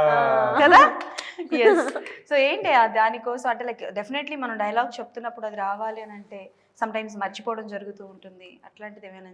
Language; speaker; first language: Telugu; native; Telugu